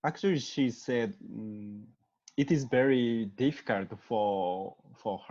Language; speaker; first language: English; non-native, learner; Japanese